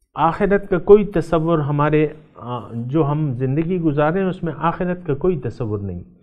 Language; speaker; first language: Urdu; non-native, local second language; Pashto